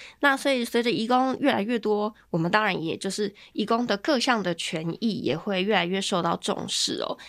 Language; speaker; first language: Chinese; native; Chinese